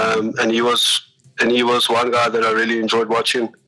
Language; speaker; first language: English; native; English